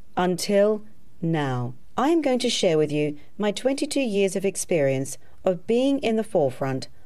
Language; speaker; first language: English; native; English